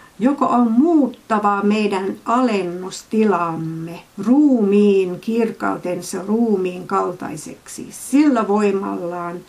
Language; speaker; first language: Finnish; non-native, fluent; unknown